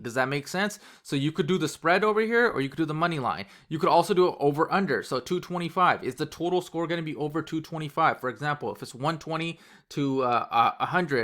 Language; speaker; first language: English; native; English